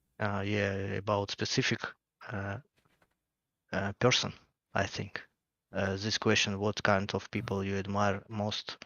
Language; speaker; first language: English; non-native, learner; Russian